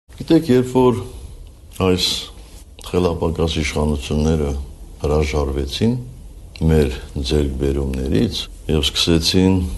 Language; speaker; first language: Armenian; native; Armenian